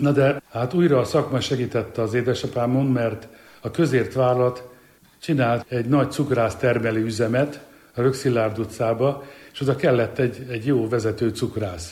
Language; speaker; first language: Hungarian; native; Hungarian